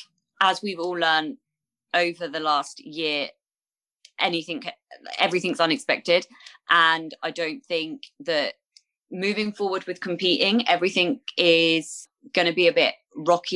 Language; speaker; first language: English; native; English